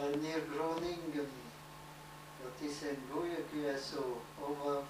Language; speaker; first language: Dutch; non-native, learner; French